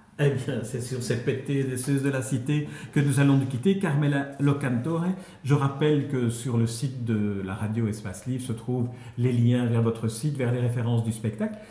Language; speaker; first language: French; native; French